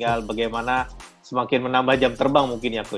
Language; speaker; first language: Indonesian; native; Indonesian